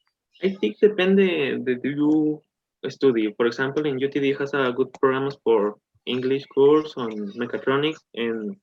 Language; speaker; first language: English; non-native, learner; Spanish